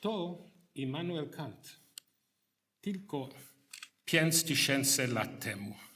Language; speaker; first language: Polish; non-native, learner; English